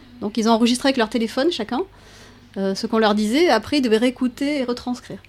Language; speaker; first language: French; native; French